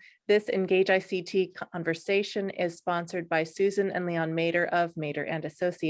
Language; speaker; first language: English; native; English